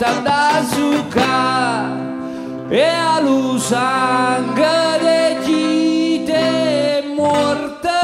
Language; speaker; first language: Italian; native; Italian